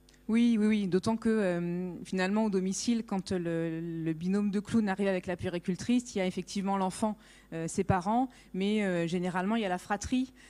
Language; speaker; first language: French; native; French